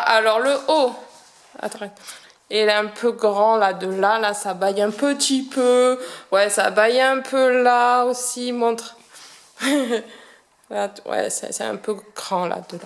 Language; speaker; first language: French; native; French